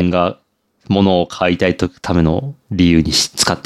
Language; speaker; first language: Japanese; native; Japanese